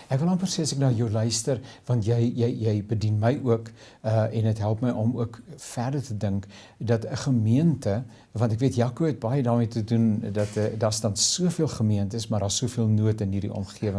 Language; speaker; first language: Afrikaans; native; Afrikaans